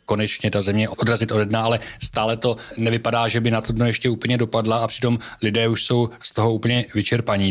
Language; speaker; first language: Czech; native; Czech